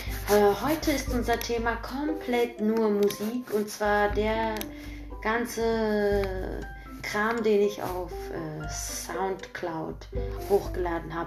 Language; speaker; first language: German; native; German